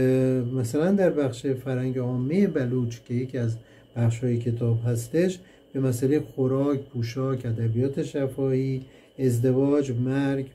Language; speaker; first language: Persian; native; Persian